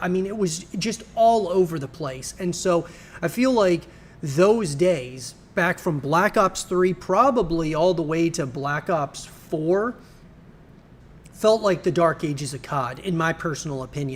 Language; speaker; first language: English; native; English